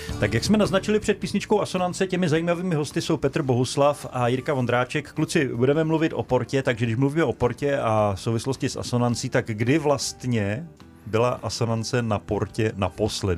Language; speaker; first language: Czech; native; Czech